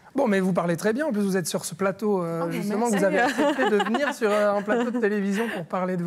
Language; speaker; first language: French; native; French